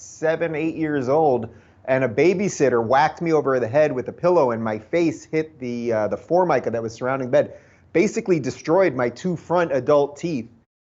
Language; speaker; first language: English; native; English